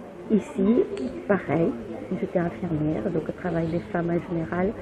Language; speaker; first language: French; non-native, fluent; Spanish